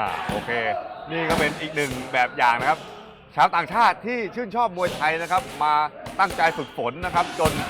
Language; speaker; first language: Thai; native; Thai